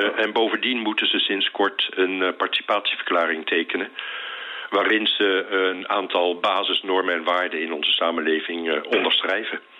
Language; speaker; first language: Dutch; native; Dutch